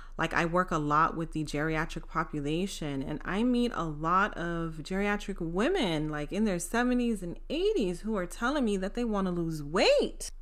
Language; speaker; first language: English; native; English